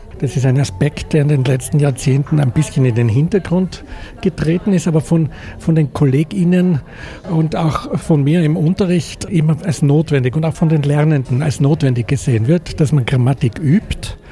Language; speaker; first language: German; native; German